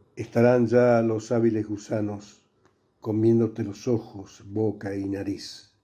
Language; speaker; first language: Spanish; native; Spanish